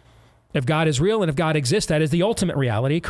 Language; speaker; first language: English; native; English